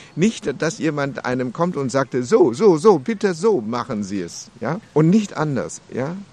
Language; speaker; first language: German; non-native, fluent; Chinese